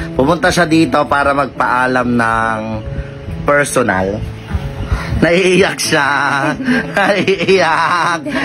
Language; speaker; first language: Filipino; non-native, local second language; Iloko